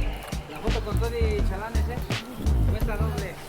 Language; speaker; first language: Spanish; native; Spanish